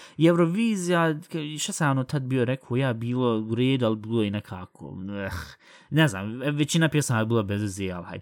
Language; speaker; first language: Bosnian; early bilingual, heritage; Bosnian